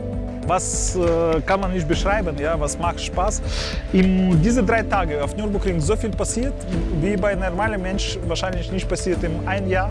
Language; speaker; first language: German; non-native, learner; Russian